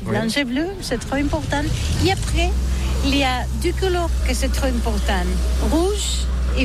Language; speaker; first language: French; non-native, learner; Catalan